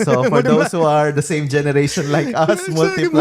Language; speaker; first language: English; non-native, local second language; Filipino